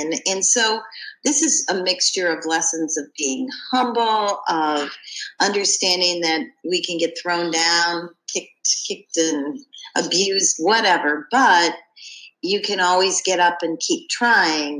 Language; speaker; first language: English; native; English